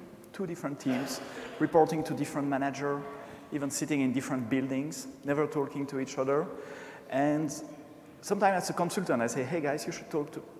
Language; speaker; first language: English; non-native, fluent; French